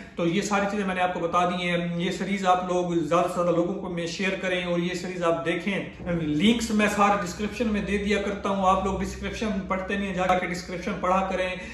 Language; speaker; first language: Urdu; non-native, local second language; Punjabi